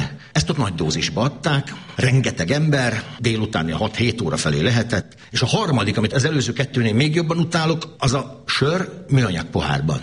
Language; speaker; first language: Hungarian; native; Hungarian